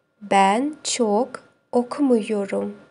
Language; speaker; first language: Turkish; non-native, fluent; Kazakh